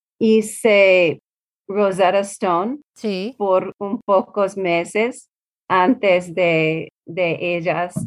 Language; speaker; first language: Spanish; non-native, learner; English